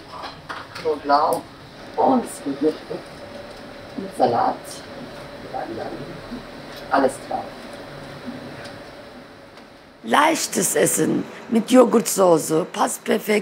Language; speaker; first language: German; non-native, learner; Turkish